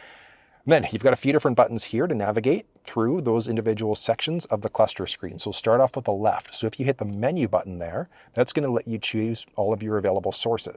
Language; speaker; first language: English; native; English